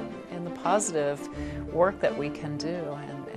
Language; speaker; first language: English; native; English